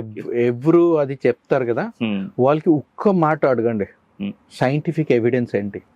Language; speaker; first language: Telugu; non-native, learner; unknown